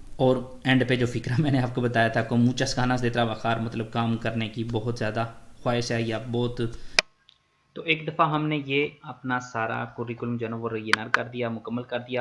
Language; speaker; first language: Urdu; native; Urdu